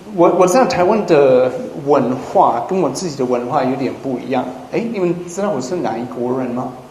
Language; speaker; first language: Chinese; non-native, fluent; English